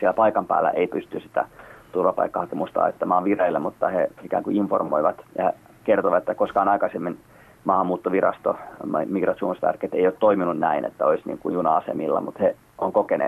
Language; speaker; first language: Finnish; native; Finnish